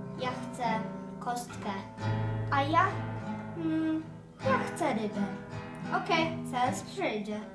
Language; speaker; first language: Polish; early bilingual, heritage; Polish